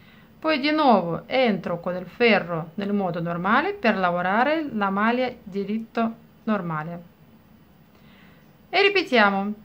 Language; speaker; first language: Italian; non-native, fluent; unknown